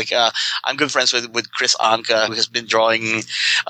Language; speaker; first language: English; non-native, local second language; Filipino